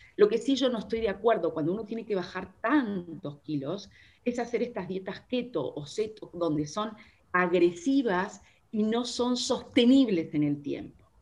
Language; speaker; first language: Spanish; native; Spanish